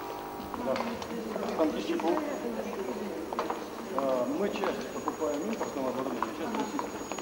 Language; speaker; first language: Russian; native; Russian